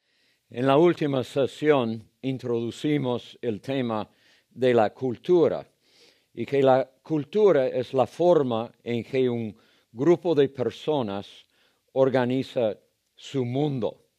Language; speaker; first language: Spanish; non-native, fluent; English